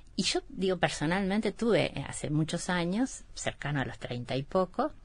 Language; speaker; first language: Spanish; native; Spanish